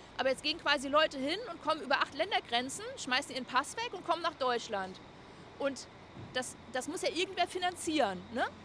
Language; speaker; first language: German; native; German